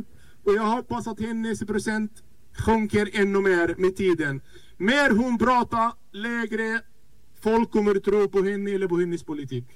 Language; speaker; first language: Swedish; non-native, fluent; Arabic